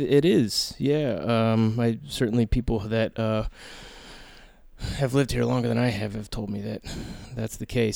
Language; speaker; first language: English; native; English